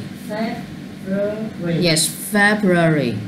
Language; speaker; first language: English; non-native, learner; Vietnamese